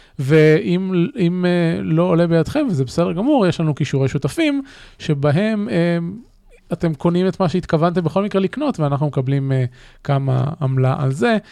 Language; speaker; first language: Hebrew; native; Hebrew